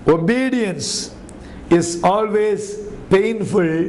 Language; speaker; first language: English; non-native, local second language; Tamil